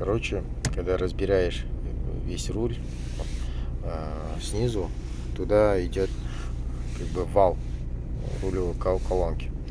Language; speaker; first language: Russian; non-native, local second language; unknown